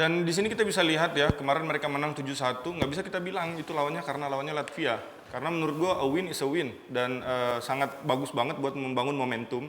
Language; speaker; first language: Indonesian; native; Indonesian